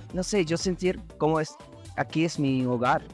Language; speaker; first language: Spanish; non-native, learner; English